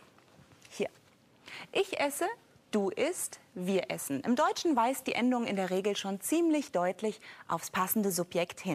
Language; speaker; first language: German; native; German